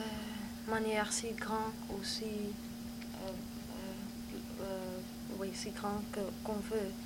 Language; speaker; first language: French; non-native, learner; Dutch